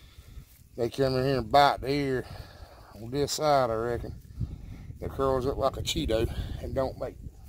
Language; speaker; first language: English; native; English